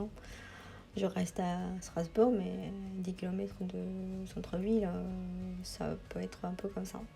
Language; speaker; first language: French; non-native, fluent; Japanese